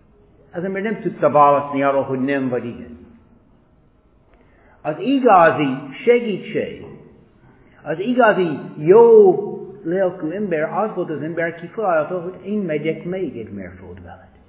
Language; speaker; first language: Hungarian; non-native, fluent; English